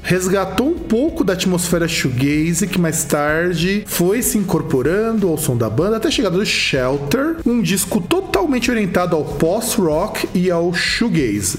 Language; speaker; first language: Portuguese; native; Portuguese